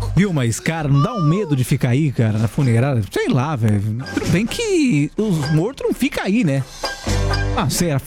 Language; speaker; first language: Portuguese; native; Portuguese